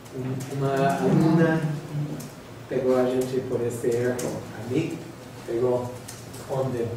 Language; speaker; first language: Portuguese; non-native, fluent; English